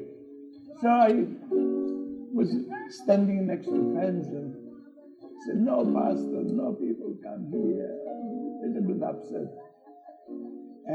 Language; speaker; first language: English; non-native, fluent; Polish